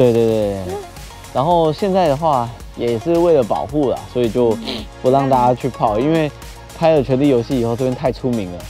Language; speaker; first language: Chinese; native; Chinese